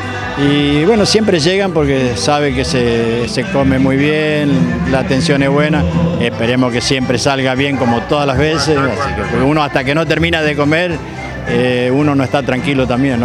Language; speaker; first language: Spanish; native; Spanish